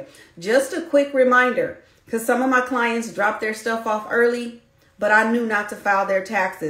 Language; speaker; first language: English; native; English